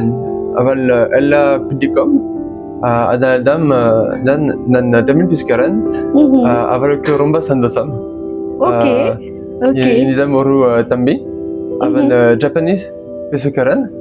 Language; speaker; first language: Tamil; non-native, learner; French